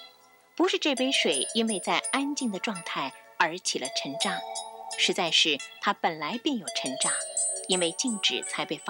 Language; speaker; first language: Chinese; native; Chinese